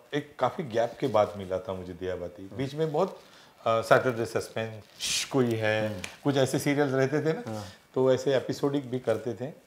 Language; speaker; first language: Hindi; non-native, local second language; Marathi